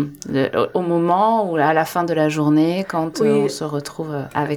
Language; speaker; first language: French; native; French